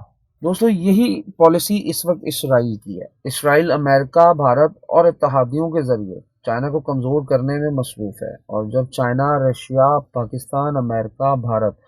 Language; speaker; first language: Urdu; native; Urdu